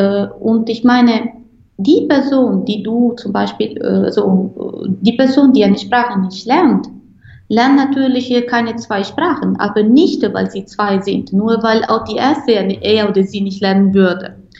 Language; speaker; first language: German; non-native, fluent; Italian